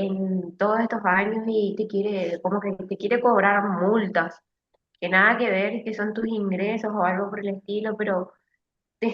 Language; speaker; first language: Spanish; native; Spanish